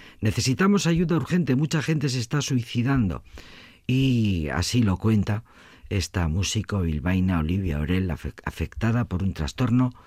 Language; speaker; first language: Spanish; native; Spanish